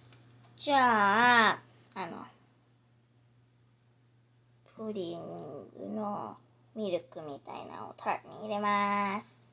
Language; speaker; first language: Japanese; early bilingual, heritage; Japanese